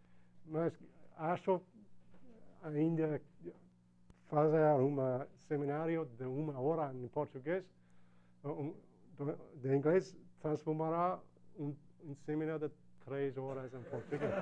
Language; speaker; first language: Portuguese; non-native, learner; English